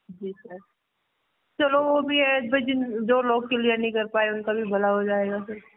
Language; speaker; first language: Hindi; native; Hindi